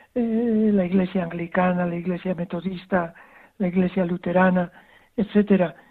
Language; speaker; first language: Spanish; native; Spanish